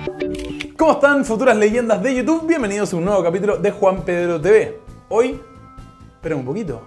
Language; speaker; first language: Spanish; native; Spanish